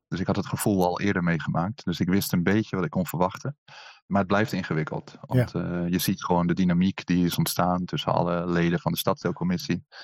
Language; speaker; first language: Dutch; native; Dutch